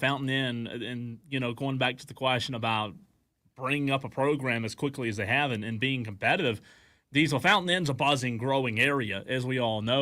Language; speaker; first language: English; native; English